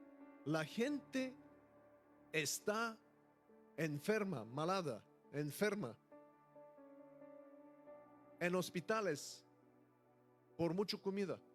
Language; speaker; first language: Spanish; non-native, fluent; Bulgarian